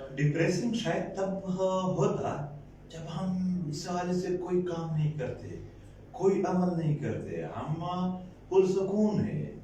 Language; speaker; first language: Urdu; non-native, local second language; Pashto